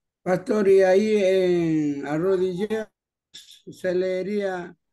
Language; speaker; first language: Spanish; native; Spanish